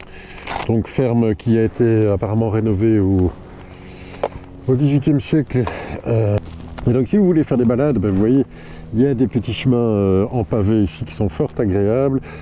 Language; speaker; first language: French; native; French